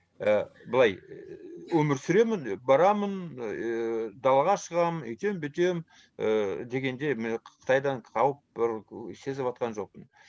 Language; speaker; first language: Kazakh; early bilingual, heritage; Kazakh